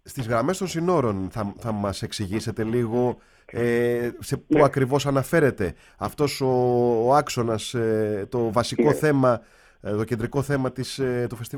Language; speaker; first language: Greek; native; Greek